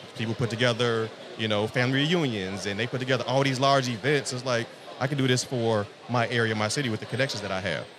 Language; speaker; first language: English; native; English